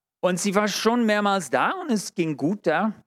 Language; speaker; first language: German; non-native, fluent; English